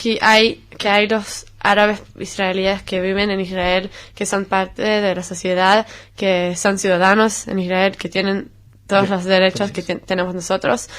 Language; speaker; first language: Spanish; non-native, fluent; Hebrew